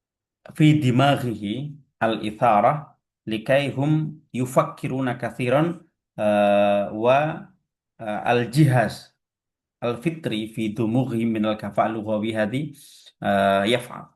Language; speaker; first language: Arabic; non-native, fluent; Indonesian